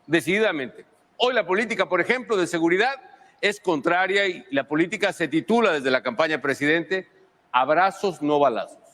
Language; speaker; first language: Spanish; native; Spanish